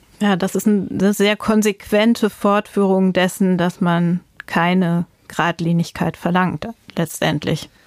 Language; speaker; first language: German; native; German